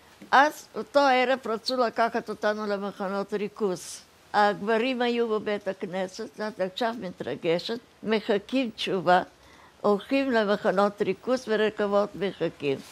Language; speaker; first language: Hebrew; early bilingual, other home language; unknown